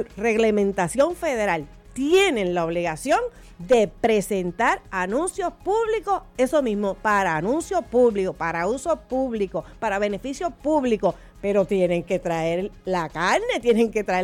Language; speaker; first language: Spanish; native; Spanish